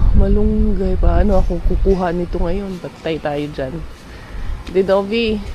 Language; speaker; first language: Filipino; non-native, local second language; Cebuano